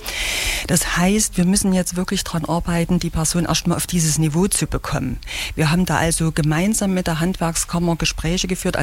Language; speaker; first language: German; native; German